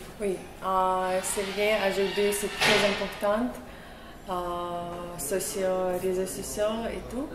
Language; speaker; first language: French; non-native, learner; Russian